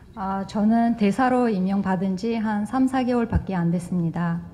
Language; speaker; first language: Korean; non-native, fluent; Kyrgyz